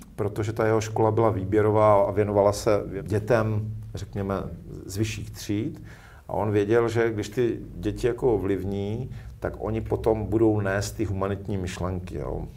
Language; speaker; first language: Czech; native; Czech